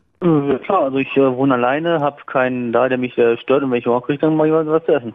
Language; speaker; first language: German; native; German